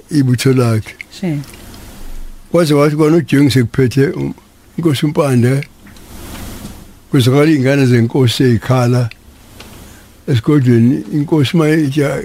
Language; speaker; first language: Zulu; native; Zulu